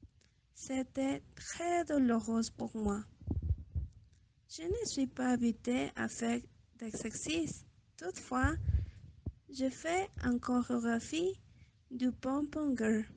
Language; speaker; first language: French; non-native, learner; Spanish